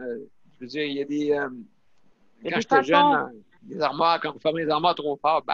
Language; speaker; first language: French; native; French